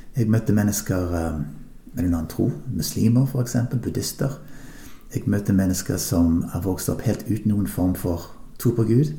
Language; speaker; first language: Norwegian; non-native, fluent; English